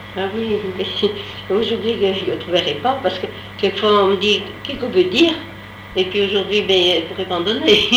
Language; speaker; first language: French; native; French